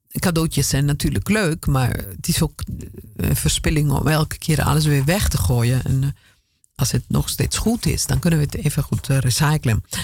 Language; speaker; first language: Dutch; non-native, fluent; Italian